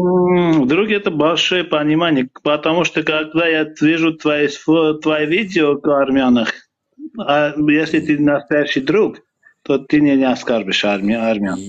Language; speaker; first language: Russian; non-native, fluent; Armenian